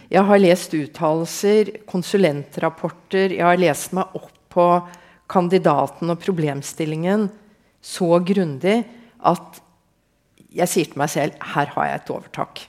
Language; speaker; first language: Norwegian; native; Norwegian